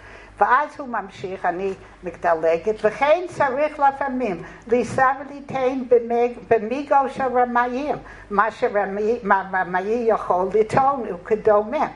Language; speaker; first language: Hebrew; non-native, fluent; English